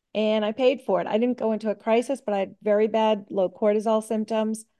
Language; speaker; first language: English; native; English